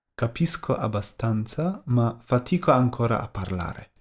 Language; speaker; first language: Italian; non-native, learner; Polish